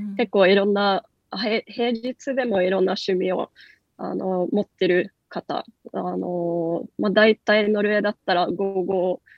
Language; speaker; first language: Japanese; non-native, fluent; Norwegian